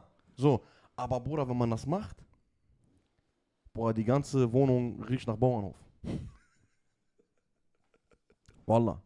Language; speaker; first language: German; native; German